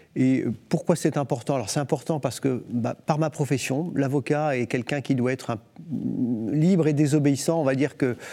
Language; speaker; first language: French; native; French